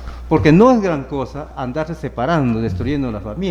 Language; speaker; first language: Spanish; native; Spanish